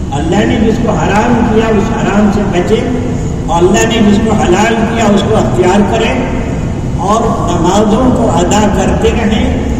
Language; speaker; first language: Urdu; native; Urdu